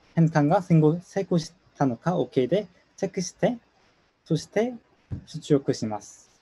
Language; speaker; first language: Japanese; non-native, learner; Korean